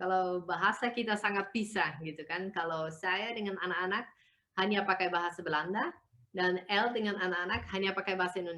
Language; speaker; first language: Indonesian; non-native, fluent; Dutch